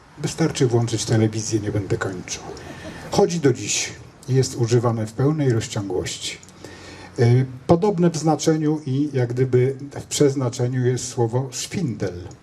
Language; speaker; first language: Polish; native; Polish